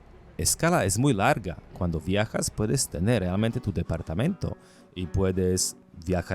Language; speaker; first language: Spanish; non-native, learner; Slovak